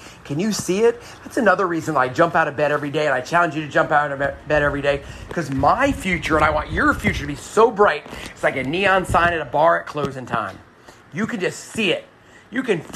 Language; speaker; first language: English; native; English